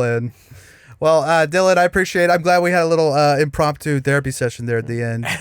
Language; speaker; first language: English; native; English